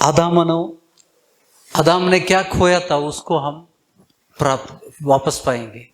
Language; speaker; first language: Hindi; non-native, local second language; Kannada